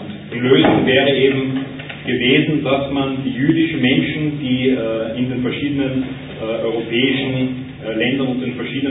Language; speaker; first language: German; native; German